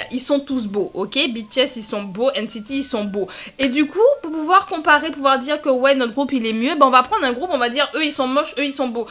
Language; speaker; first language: French; native; French